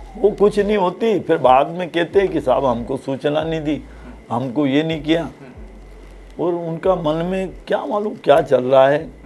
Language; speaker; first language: Hindi; native; Hindi